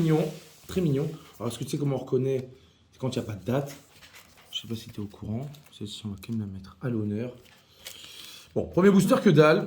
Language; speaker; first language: French; native; French